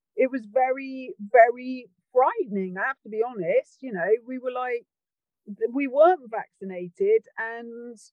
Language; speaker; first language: English; native; English